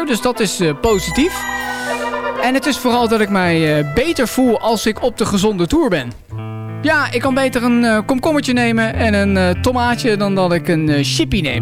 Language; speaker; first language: Dutch; native; Dutch